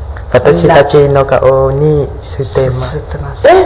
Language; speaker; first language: Japanese; non-native, learner; Vietnamese